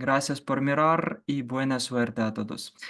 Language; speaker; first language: Spanish; non-native, fluent; Ukrainian